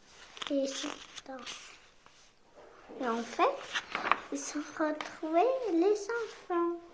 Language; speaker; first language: French; non-native, local second language; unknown